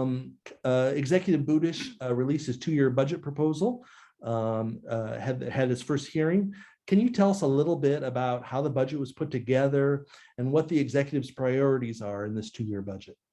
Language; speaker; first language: English; native; English